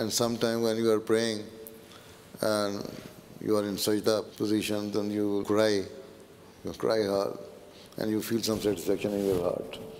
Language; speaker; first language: English; non-native, local second language; Urdu